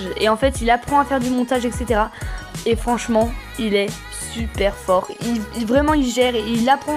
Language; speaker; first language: French; native; French